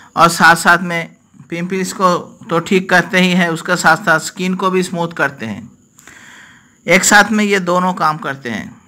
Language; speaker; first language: Hindi; non-native, local second language; Bangla